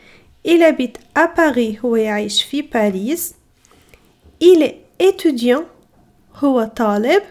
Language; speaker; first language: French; non-native, fluent; Arabic